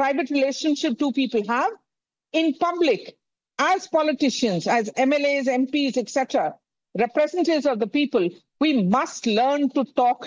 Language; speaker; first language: English; non-native, local second language; Tamil